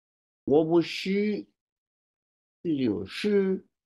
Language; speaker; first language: Chinese; non-native, learner; Swahili